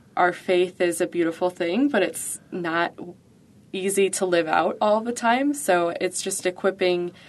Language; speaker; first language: English; native; English